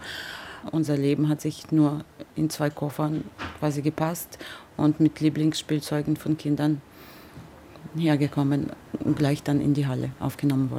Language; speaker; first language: German; non-native, fluent; Ukrainian